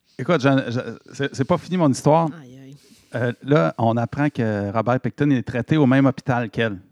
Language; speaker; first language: French; native; French